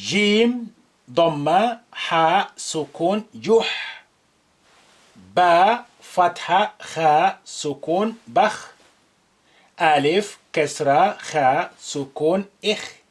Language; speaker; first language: Arabic; non-native, fluent; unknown